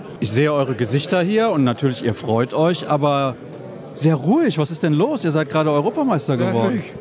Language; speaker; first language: German; native; German